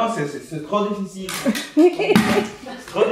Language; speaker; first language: French; non-native, fluent; Arabic